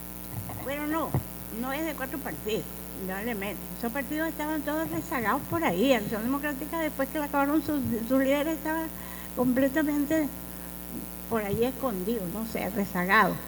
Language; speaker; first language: Spanish; native; Spanish